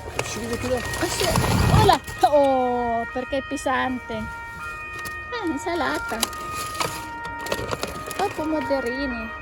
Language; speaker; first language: Italian; non-native, learner; Filipino